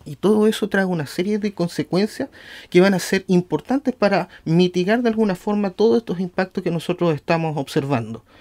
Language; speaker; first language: Spanish; native; Spanish